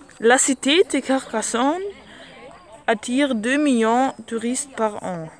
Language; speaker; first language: French; non-native, learner; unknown